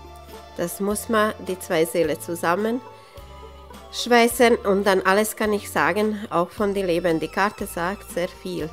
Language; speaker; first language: German; non-native, local second language; Serbian